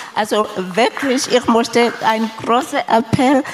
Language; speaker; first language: German; non-native, fluent; Southern Sotho